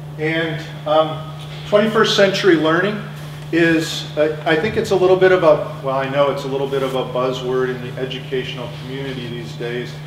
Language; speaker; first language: English; native; English